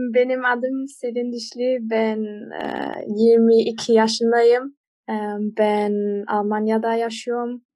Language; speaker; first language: Turkish; early bilingual, heritage; Turkish